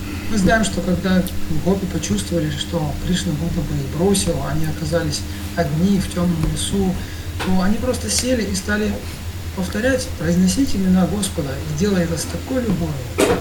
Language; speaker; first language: Russian; native; Russian